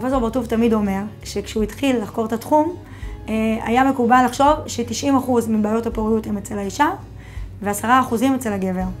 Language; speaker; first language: Hebrew; native; Hebrew